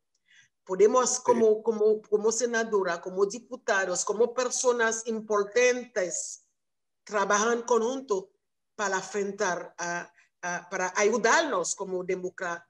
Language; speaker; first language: Spanish; non-native, learner; Haitian Creole